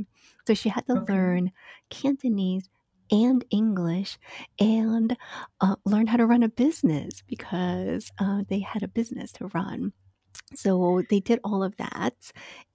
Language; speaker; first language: English; non-native, fluent; Chinese